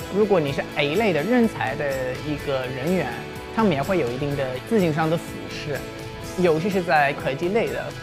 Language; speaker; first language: Chinese; non-native, fluent; English